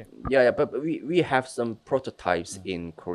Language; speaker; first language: English; non-native, fluent; Korean